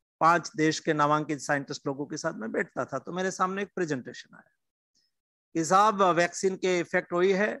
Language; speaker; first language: Hindi; non-native, local second language; Gujarati